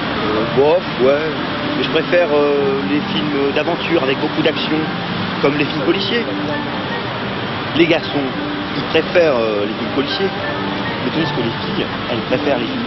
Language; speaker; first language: French; native; French